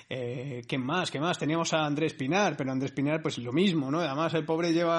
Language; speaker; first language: Spanish; native; Spanish